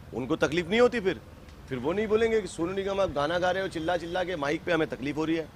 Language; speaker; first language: Hindi; native; Hindi